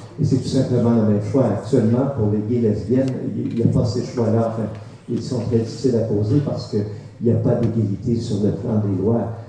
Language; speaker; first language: French; native; French